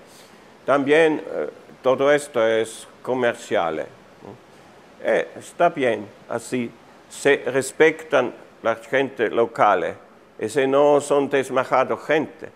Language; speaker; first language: Spanish; non-native, fluent; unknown